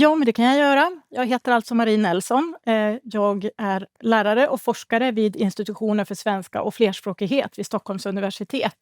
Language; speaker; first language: Swedish; native; Swedish